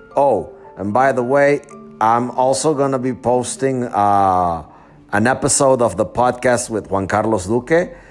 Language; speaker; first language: English; non-native, fluent; Spanish